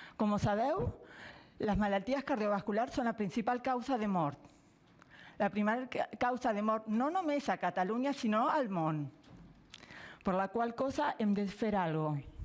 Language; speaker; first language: Catalan; non-native, fluent; Spanish